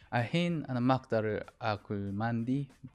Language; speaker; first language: Arabic; non-native, learner; Korean